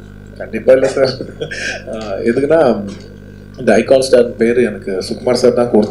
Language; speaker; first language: Tamil; non-native, local second language; Telugu